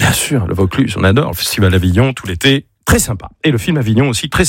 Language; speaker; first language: French; native; French